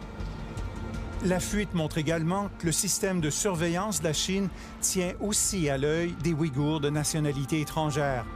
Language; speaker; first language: French; native; French